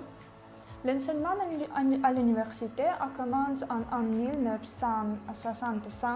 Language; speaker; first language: French; non-native, learner; Ukrainian